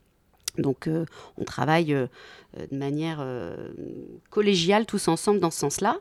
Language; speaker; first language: French; native; French